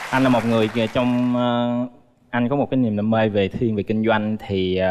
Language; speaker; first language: Vietnamese; native; Vietnamese